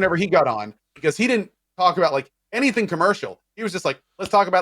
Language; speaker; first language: English; native; English